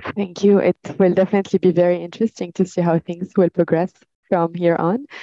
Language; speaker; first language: English; non-native, fluent; Arabic